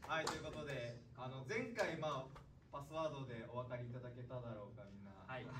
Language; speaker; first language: Japanese; native; Japanese